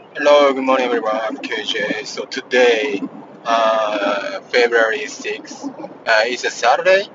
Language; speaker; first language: English; non-native, learner; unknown